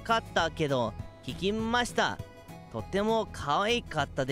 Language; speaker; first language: Japanese; non-native, learner; English